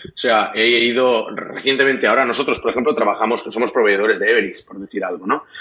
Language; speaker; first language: Spanish; non-native, local second language; Catalan